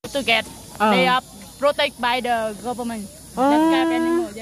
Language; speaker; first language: English; non-native, learner; Vietnamese